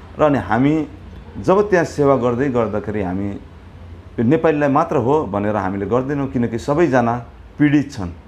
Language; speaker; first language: Nepali; native; Nepali